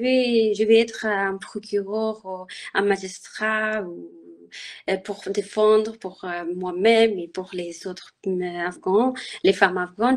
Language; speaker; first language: French; non-native, learner; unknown